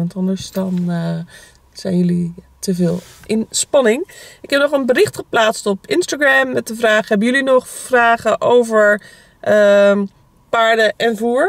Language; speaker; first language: Dutch; native; Dutch